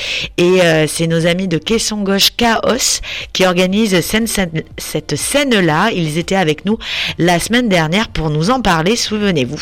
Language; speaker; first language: French; native; French